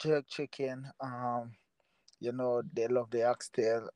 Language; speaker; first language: English; non-native, local second language; Jamaican Creole English